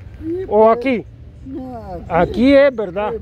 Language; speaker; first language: Spanish; native; Spanish